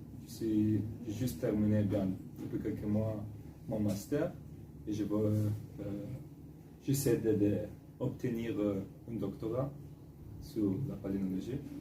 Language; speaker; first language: French; non-native, fluent; Italian